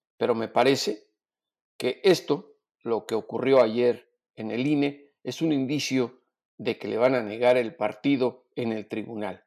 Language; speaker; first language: Spanish; native; Spanish